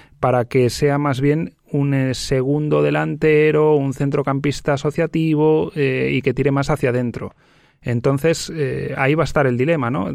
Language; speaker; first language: Spanish; native; Spanish